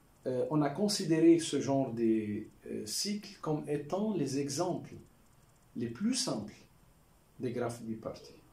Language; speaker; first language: French; non-native, local second language; Arabic